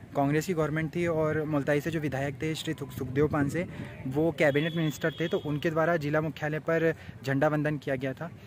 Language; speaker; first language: Hindi; native; Hindi